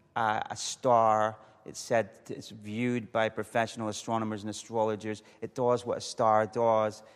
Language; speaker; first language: English; native; English